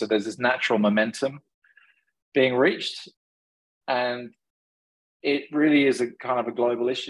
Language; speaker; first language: English; native; English